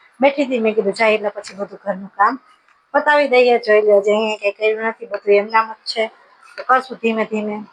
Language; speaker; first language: Gujarati; native; Gujarati